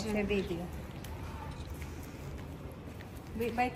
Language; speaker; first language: Italian; non-native, learner; Filipino